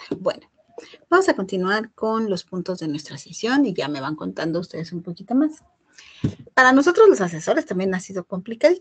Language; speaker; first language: Spanish; native; Spanish